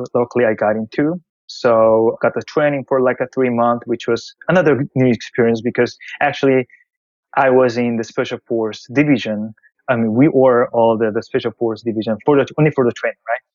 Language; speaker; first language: English; non-native, fluent; Korean